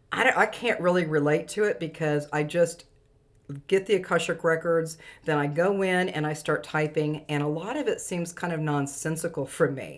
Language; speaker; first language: English; native; English